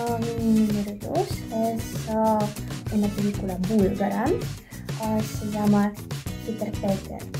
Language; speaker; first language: Spanish; non-native, fluent; Russian